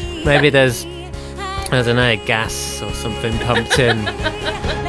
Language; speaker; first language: English; native; English